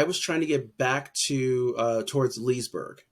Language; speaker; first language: English; native; English